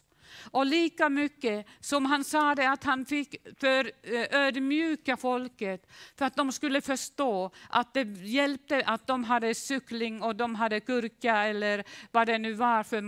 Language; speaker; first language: Swedish; non-native, fluent; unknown